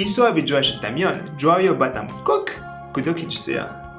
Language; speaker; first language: Korean; non-native, learner; French